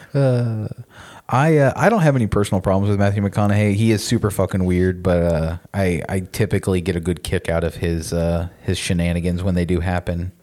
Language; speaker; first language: English; native; English